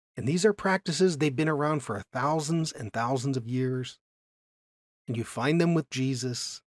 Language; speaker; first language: English; native; English